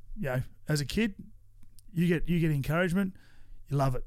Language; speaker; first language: English; native; English